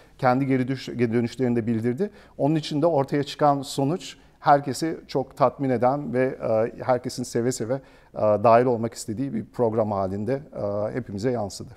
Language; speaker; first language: Turkish; early bilingual, heritage; Turkish